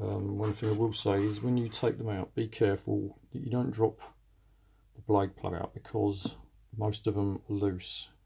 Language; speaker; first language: English; native; English